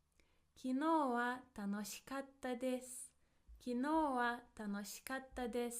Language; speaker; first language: Japanese; non-native, fluent; English